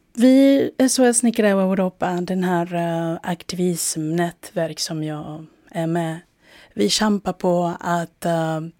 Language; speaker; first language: Swedish; non-native, fluent; Spanish